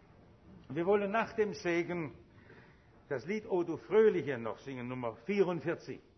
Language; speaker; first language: German; native; German